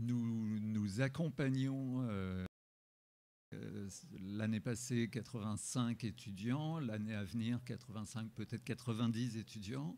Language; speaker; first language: French; native; French